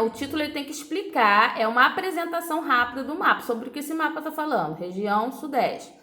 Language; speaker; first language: Portuguese; native; Portuguese